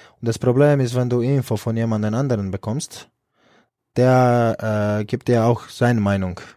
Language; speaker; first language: German; non-native, fluent; Croatian